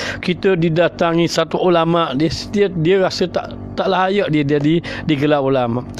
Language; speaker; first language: Malay; native; Malay